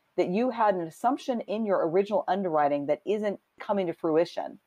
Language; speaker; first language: English; native; English